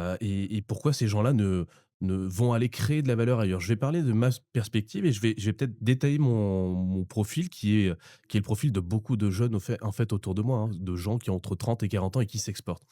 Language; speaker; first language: French; native; French